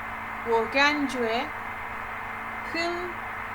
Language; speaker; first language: Chinese; non-native, learner; English